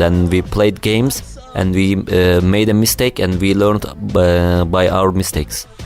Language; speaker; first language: English; non-native, learner; Turkish